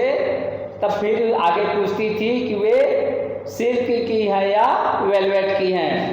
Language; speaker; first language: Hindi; native; Hindi